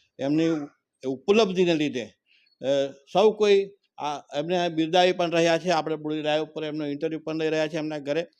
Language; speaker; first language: Gujarati; native; Gujarati